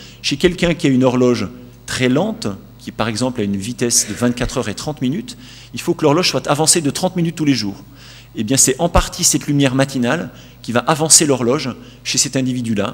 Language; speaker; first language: French; native; French